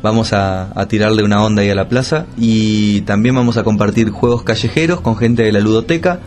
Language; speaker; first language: Spanish; native; Spanish